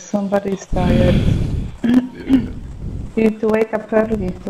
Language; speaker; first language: English; non-native, fluent; Polish